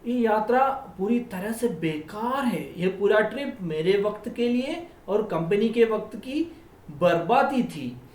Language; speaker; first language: Hindi; non-native, local second language; Malayalam